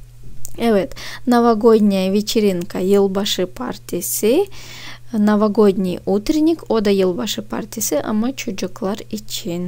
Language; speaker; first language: Turkish; non-native, fluent; Russian